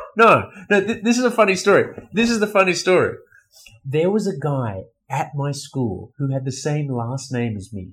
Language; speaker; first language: English; native; English